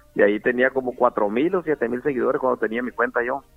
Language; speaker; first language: Spanish; native; Spanish